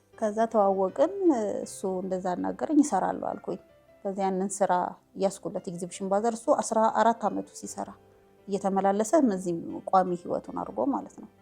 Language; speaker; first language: Amharic; native; Amharic